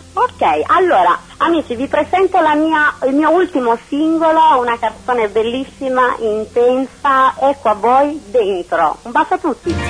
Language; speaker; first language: Italian; early bilingual, other home language; Spanish